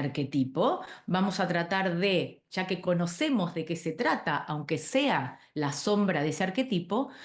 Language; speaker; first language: Spanish; native; Spanish